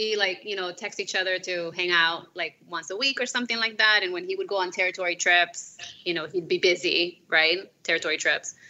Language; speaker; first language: English; non-native, fluent; Spanish